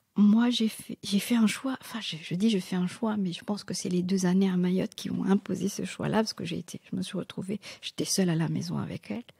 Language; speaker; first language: French; non-native, local second language; Morisyen